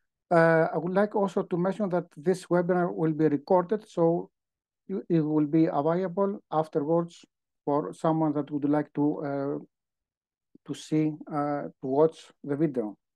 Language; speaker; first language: English; non-native, fluent; Greek